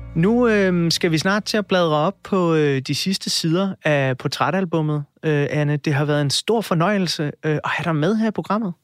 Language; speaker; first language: Danish; native; Danish